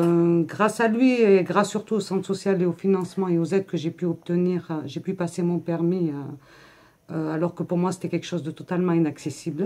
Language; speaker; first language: French; native; French